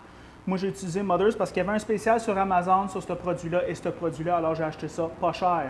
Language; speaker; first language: French; native; French